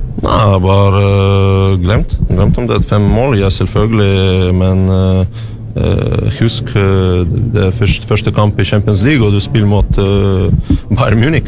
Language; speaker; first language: Norwegian; non-native, learner; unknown